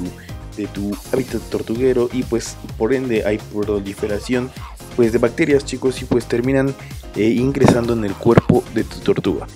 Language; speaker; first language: Spanish; native; Spanish